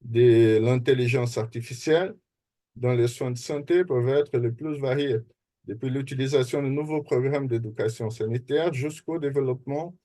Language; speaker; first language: French; non-native, fluent; Portuguese